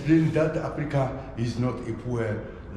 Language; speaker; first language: English; non-native, learner; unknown